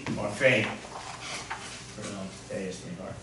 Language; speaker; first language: Spanish; non-native, fluent; English